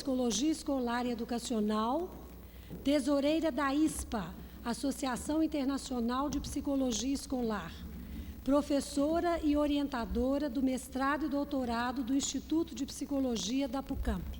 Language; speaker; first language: Portuguese; native; Portuguese